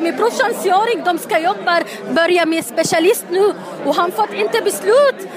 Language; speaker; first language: Swedish; non-native, learner; Arabic